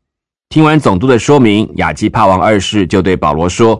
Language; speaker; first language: Chinese; native; Chinese